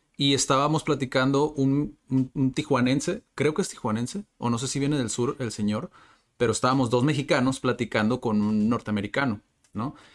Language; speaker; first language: Spanish; native; Spanish